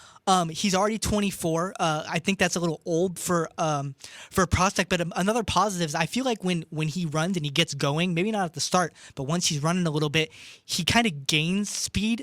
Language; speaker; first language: English; native; English